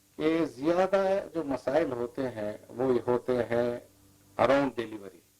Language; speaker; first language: Hindi; native; Hindi